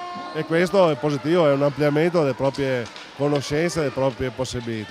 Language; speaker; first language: Italian; native; Italian